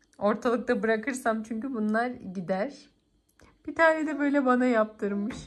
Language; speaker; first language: Turkish; early bilingual, heritage; Turkish